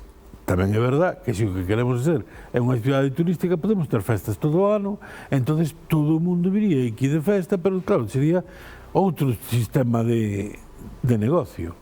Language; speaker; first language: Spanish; native; Spanish